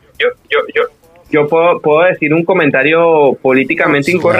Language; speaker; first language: Spanish; native; Spanish